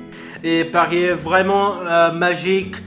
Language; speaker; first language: French; non-native, learner; Urdu